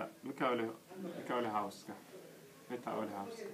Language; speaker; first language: Finnish; non-native, learner; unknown